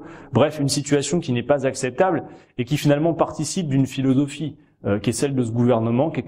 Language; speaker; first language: French; native; French